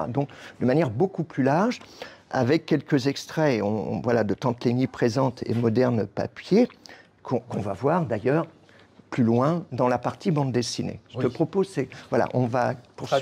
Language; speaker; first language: French; native; French